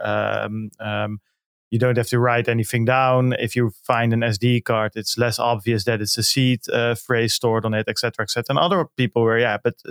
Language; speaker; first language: English; non-native, fluent; Dutch